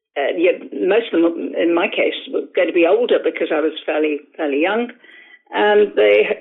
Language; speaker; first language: English; native; English